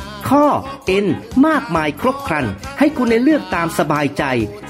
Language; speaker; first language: Thai; native; Thai